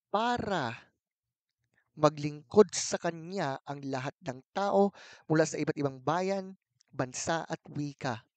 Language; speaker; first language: Filipino; native; Filipino